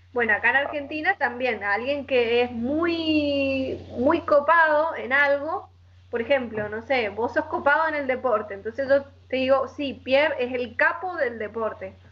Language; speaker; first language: Spanish; native; Spanish